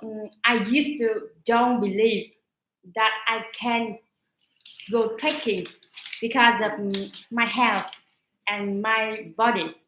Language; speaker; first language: English; non-native, learner; Vietnamese